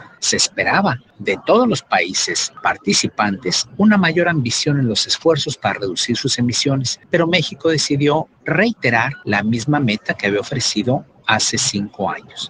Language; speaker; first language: Spanish; native; Spanish